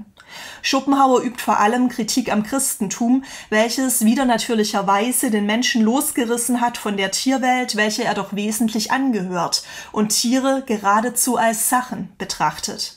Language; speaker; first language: German; native; German